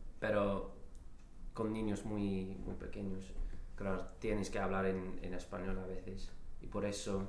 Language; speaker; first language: Spanish; non-native, fluent; English